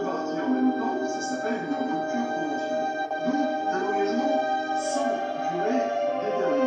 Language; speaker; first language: French; native; French